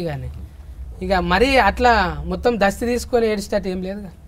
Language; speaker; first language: Telugu; native; Telugu